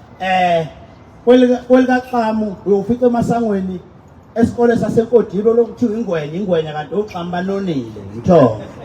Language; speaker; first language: Zulu; native; Zulu